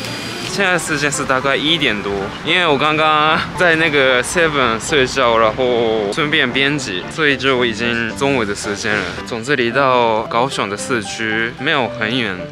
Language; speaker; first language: Chinese; early bilingual, heritage; Japanese